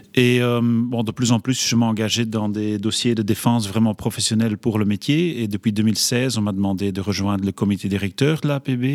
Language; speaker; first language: French; native; French